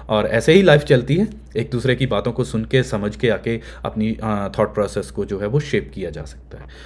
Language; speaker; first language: Hindi; native; Hindi